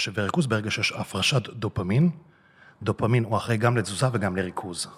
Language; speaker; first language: Hebrew; early bilingual, other home language; Russian